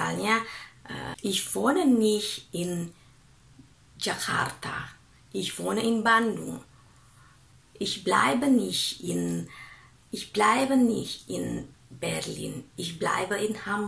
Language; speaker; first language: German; non-native, fluent; Indonesian